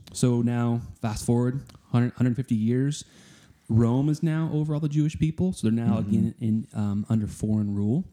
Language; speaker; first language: English; native; English